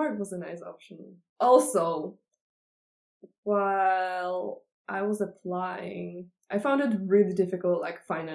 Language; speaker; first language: English; non-native, fluent; Czech